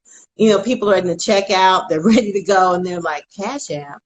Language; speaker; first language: English; native; English